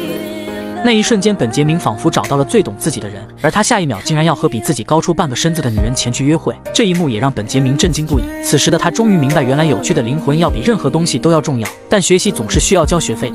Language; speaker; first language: Chinese; native; Chinese